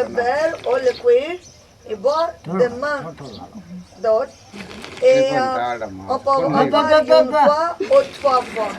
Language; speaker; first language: French; non-native, fluent; Hindi